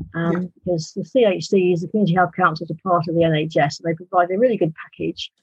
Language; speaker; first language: English; native; English